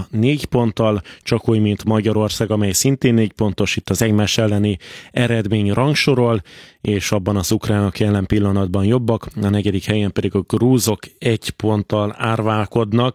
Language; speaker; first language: Hungarian; native; Hungarian